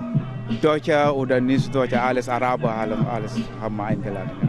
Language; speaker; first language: German; non-native, learner; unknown